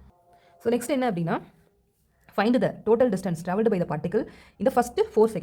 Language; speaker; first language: Tamil; native; Tamil